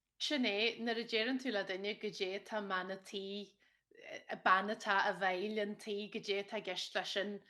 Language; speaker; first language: Irish; native; Irish